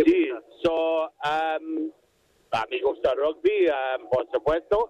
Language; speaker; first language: Spanish; non-native, learner; Welsh